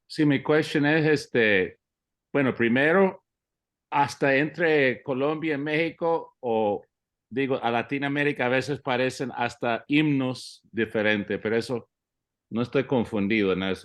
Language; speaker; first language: Spanish; early bilingual, heritage; English